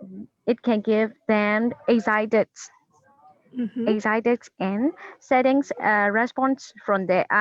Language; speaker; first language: English; non-native, learner; Burmese